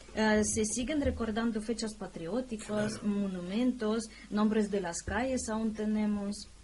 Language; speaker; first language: Spanish; non-native, fluent; Russian